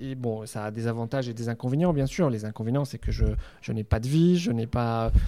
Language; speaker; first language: French; non-native, local second language; Arabic